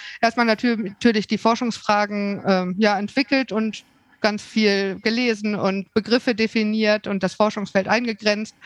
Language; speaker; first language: German; native; German